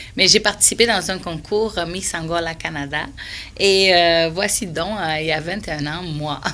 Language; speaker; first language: French; non-native, fluent; Portuguese